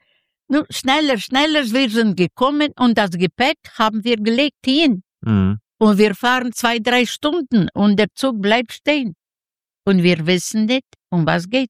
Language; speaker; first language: German; non-native, learner; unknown